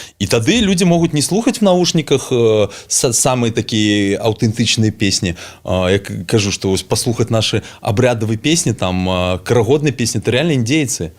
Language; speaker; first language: Belarusian; native; Belarusian